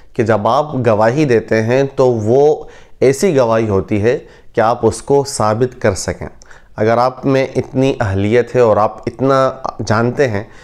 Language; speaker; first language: Urdu; native; Urdu